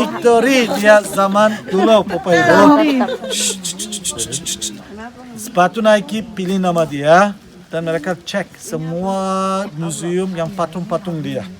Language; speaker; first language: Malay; non-native, fluent; Turkish